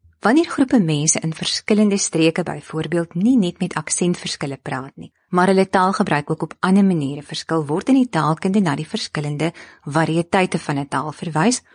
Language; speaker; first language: Afrikaans; native; Afrikaans